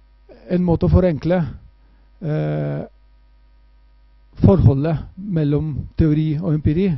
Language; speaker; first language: Norwegian; non-native, fluent; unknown